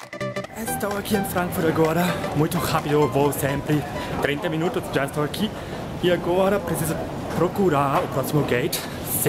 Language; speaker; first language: Portuguese; non-native, fluent; German